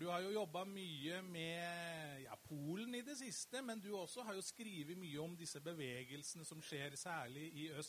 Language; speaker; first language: Norwegian; native; Norwegian